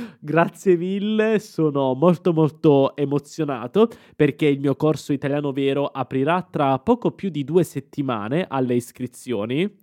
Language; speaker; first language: Italian; native; Italian